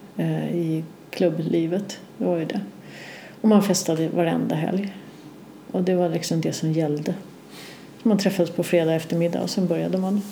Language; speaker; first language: Swedish; native; Swedish